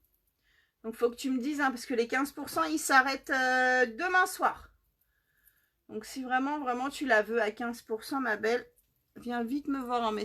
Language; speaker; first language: French; native; French